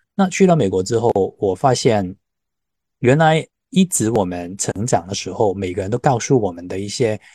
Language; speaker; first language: Chinese; non-native, local second language; Cantonese